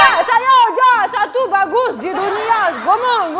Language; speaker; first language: Indonesian; non-native, learner; Russian